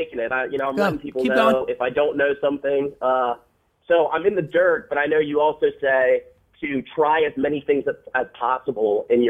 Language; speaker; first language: English; native; English